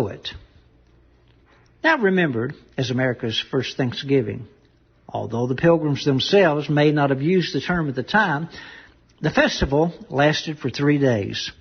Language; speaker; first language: English; native; English